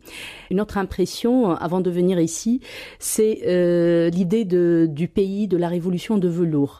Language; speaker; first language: French; non-native, local second language; Arabic